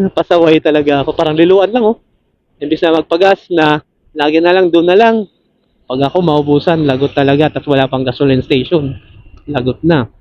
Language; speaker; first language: Filipino; non-native, local second language; Cebuano